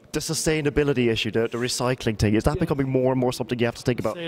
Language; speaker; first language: English; native; English